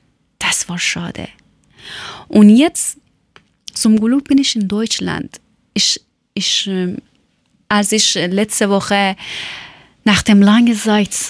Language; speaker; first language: German; non-native, learner; Persian